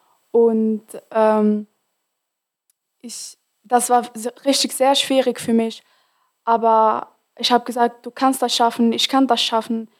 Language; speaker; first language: German; non-native, fluent; Arabic